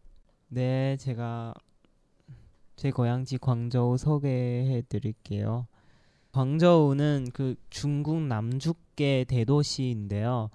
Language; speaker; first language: Korean; non-native, learner; Chinese